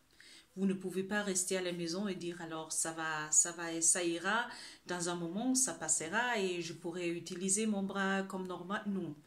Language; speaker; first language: French; non-native, fluent; Spanish